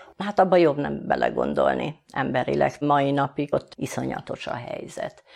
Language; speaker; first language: Hungarian; native; Hungarian